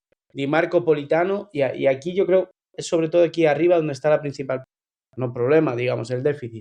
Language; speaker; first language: Spanish; native; Spanish